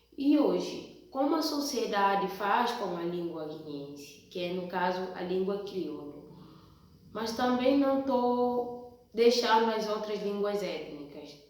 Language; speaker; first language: Portuguese; non-native, local second language; Upper Guinea Crioulo